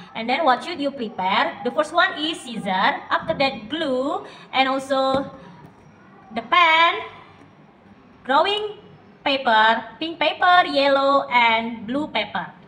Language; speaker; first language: English; non-native, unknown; Indonesian